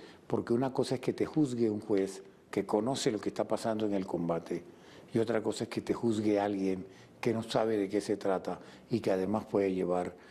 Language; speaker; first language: Spanish; native; Spanish